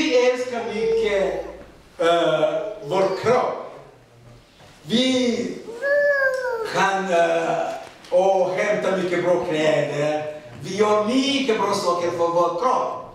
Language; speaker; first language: Swedish; non-native, fluent; Rundi